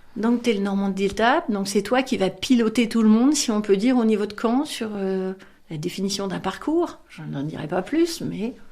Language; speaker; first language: French; native; French